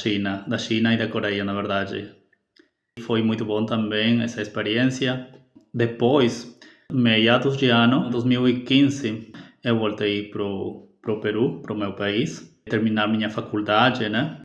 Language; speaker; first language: Portuguese; non-native, fluent; Spanish